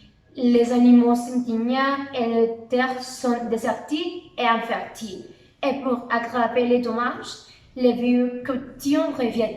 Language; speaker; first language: French; non-native, learner; Spanish